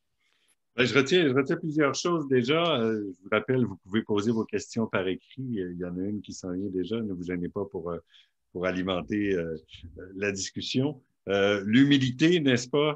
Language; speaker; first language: French; native; French